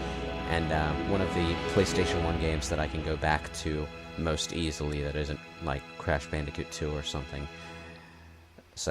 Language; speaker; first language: English; native; English